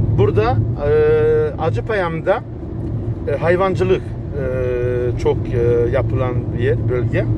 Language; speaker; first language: Turkish; early bilingual, heritage; Turkish